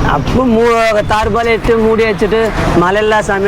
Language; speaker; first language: Malayalam; non-native, learner; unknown